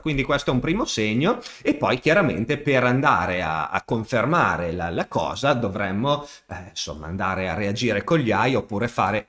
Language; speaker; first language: Italian; native; Italian